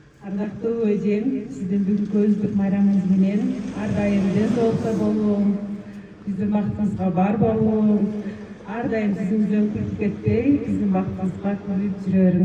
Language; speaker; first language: Kyrgyz; native; Kyrgyz